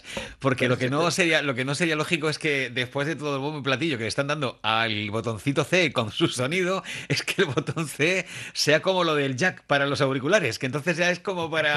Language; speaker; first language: Spanish; native; Spanish